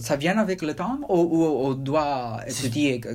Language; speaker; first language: French; non-native, learner; Spanish